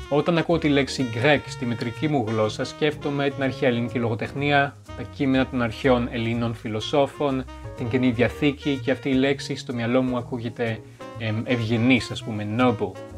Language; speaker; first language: Greek; non-native, fluent; French